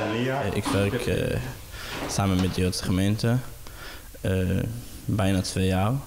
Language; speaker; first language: Dutch; non-native, learner; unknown